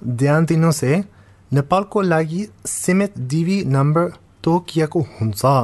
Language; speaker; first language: Nepali; non-native, fluent; English